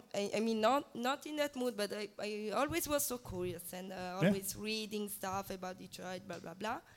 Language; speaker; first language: English; non-native, learner; Italian